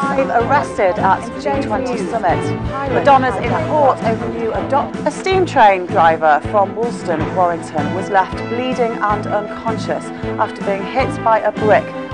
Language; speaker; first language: English; native; English